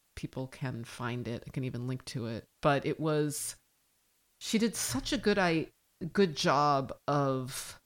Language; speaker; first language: English; native; English